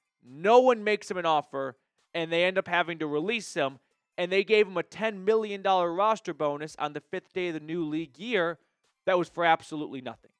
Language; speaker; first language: English; native; English